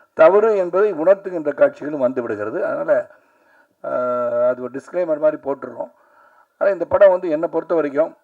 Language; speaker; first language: Tamil; native; Tamil